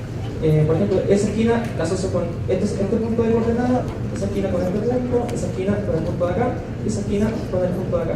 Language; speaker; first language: Spanish; native; Spanish